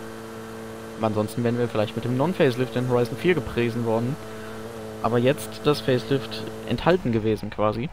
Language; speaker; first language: German; native; German